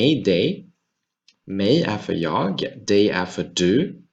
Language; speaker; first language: Swedish; non-native, fluent; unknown